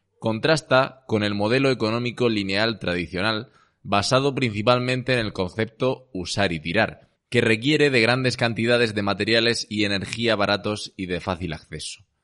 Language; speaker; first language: Spanish; native; Spanish